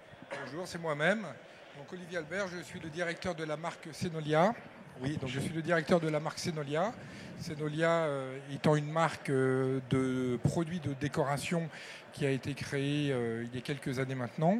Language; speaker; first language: French; native; French